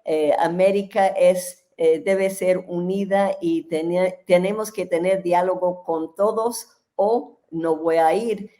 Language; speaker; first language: Spanish; non-native, fluent; English